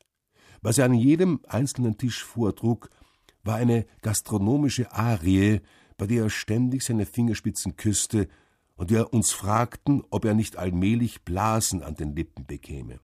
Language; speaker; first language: German; native; German